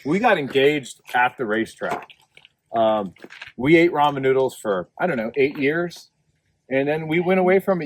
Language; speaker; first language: English; native; English